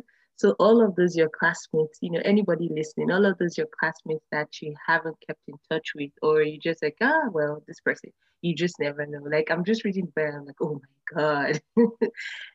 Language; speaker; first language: English; non-native, local second language; Yoruba